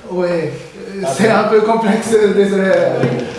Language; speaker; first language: French; non-native, learner; Korean